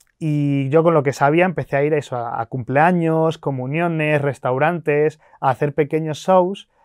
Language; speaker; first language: Spanish; native; Spanish